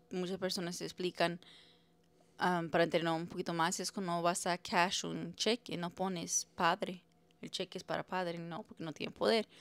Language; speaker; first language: Spanish; early bilingual, heritage; Spanish